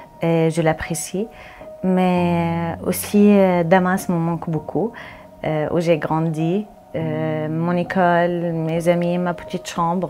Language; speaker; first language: French; non-native, fluent; Arabic